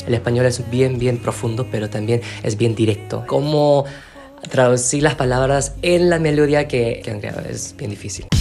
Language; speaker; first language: Spanish; non-native, fluent; Korean